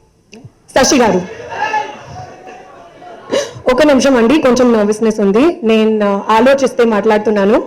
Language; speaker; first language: Telugu; non-native, learner; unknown